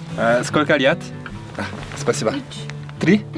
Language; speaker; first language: Russian; non-native, learner; Polish